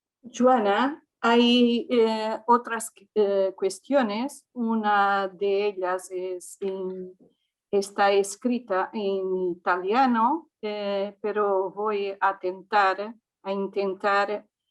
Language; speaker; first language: Spanish; non-native, fluent; Portuguese